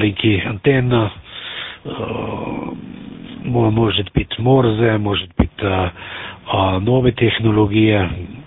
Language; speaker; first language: Russian; non-native, learner; German